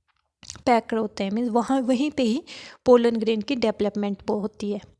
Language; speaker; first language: Hindi; native; Hindi